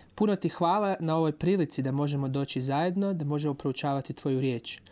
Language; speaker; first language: English; non-native, fluent; Croatian